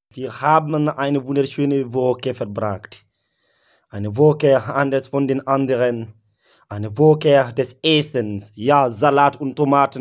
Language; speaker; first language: German; non-native, learner; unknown